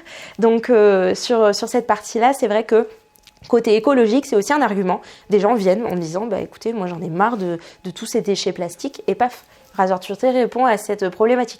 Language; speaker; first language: French; native; French